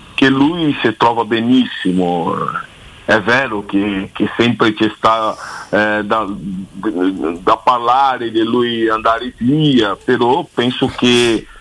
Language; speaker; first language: Italian; non-native, learner; Portuguese